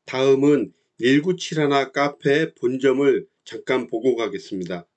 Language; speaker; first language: Korean; native; Korean